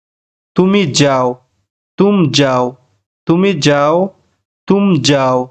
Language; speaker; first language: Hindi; non-native, learner; Bangla